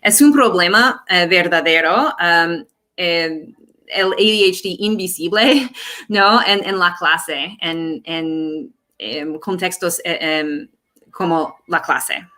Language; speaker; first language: Spanish; non-native, fluent; English